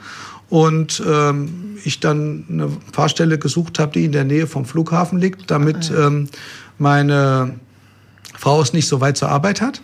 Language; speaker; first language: German; native; German